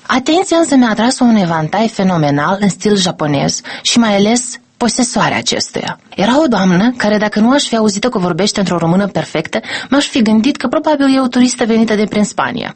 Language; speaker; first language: Romanian; native; Romanian